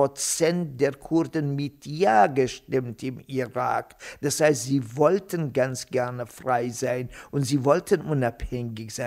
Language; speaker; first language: German; non-native, fluent; Kurdish